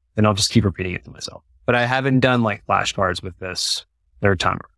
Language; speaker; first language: English; native; English